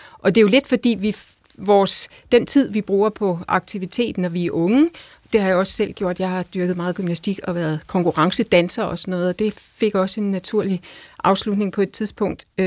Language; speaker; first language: Danish; native; Danish